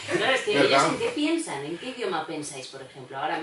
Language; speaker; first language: Spanish; native; Spanish